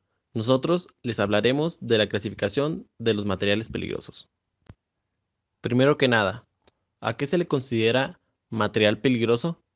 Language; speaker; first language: Spanish; native; Spanish